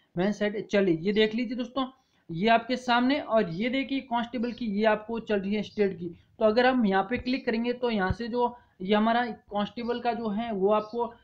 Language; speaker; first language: Hindi; native; Hindi